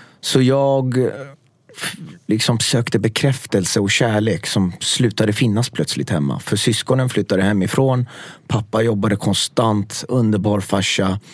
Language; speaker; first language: Swedish; early bilingual, other home language; Persian